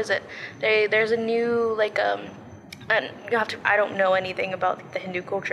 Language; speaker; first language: English; early bilingual, other home language; Spanish